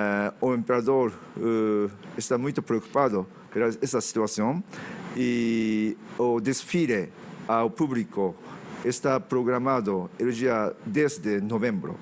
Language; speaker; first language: Portuguese; non-native, fluent; Japanese